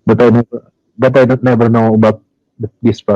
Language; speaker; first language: English; non-native, learner; Indonesian